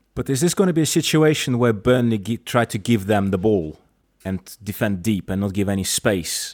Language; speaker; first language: English; native; English